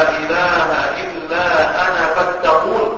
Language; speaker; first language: Arabic; native; Arabic